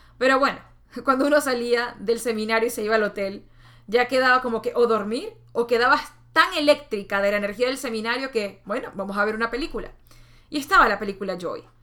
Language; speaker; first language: Spanish; native; Spanish